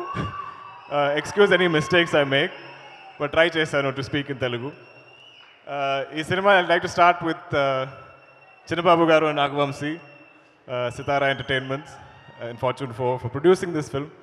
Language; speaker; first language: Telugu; non-native, learner; Malayalam